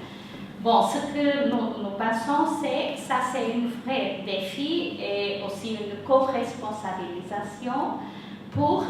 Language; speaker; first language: French; non-native, fluent; Portuguese